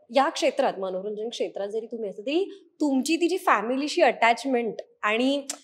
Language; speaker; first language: Marathi; native; Marathi